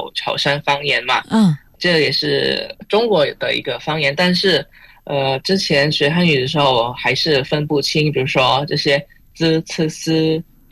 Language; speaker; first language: Chinese; non-native, fluent; Indonesian